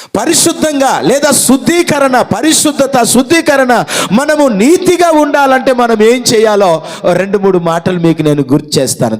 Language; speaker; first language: Telugu; non-native, local second language; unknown